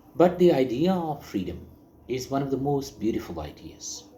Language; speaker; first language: English; non-native, local second language; Urdu